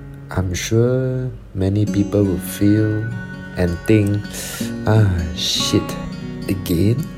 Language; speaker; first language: English; non-native, local second language; Chinese